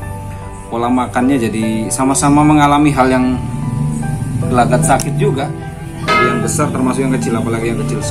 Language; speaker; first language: Indonesian; native; Indonesian